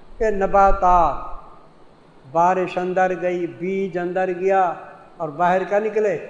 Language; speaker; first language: Urdu; non-native, local second language; Saraiki